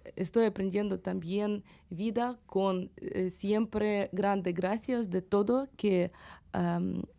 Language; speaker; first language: Spanish; non-native, fluent; Ukrainian